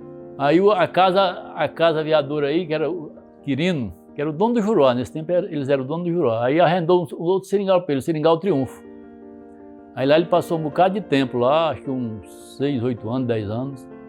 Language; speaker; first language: Portuguese; native; Portuguese